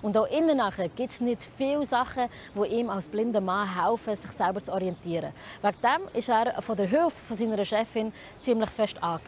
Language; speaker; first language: German; native; German